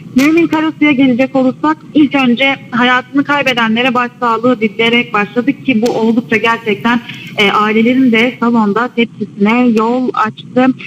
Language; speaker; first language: Turkish; native; Turkish